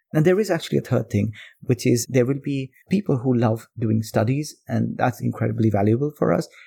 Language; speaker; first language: English; non-native, local second language; Bangla